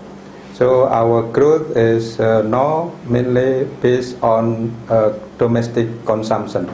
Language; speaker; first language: English; non-native, fluent; Indonesian